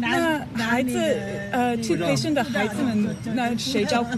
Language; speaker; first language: Chinese; non-native, learner; English